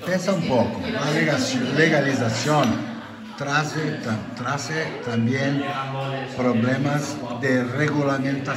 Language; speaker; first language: Spanish; non-native, fluent; Portuguese